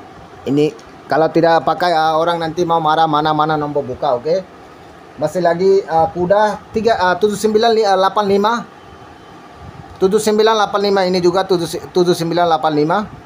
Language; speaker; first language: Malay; non-native, learner; Bangla